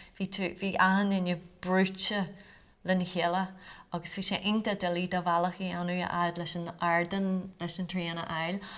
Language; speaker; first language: Irish; native; Irish